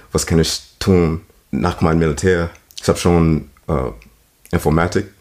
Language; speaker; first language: German; non-native, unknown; English